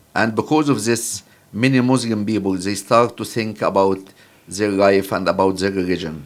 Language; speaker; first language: English; non-native, fluent; Arabic